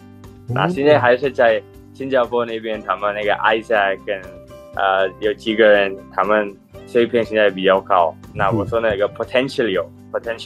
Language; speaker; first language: Chinese; non-native, fluent; Indonesian